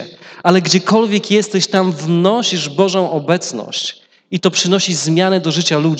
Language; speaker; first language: Polish; native; Polish